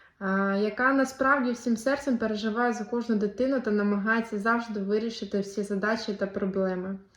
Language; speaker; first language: Ukrainian; native; Ukrainian